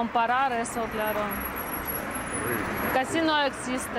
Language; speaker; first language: Spanish; non-native, learner; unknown